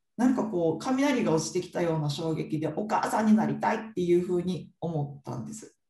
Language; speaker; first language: Japanese; native; Japanese